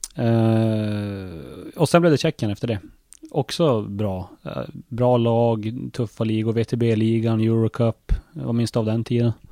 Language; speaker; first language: Swedish; native; Swedish